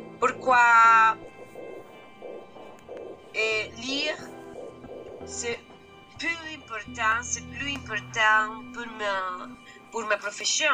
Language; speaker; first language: French; non-native, learner; Spanish